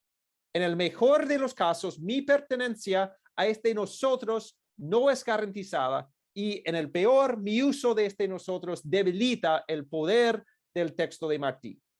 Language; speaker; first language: Spanish; non-native, fluent; English